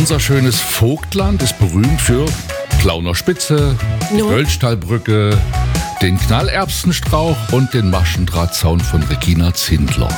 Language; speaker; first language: German; native; German